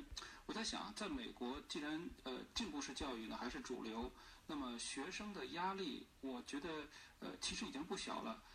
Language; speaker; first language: Chinese; native; Chinese